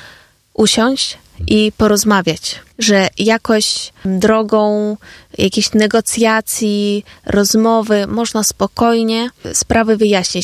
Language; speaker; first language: Polish; non-native, fluent; Ukrainian